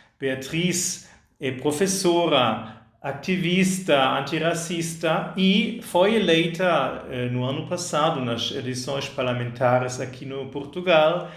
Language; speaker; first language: Portuguese; non-native, fluent; German